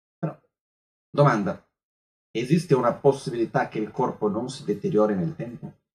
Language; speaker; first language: Italian; non-native, fluent; Portuguese